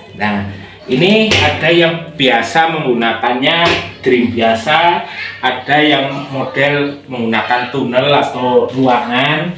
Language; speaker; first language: Indonesian; non-native, local second language; Javanese